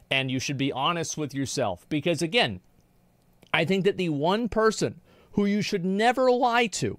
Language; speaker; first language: English; native; English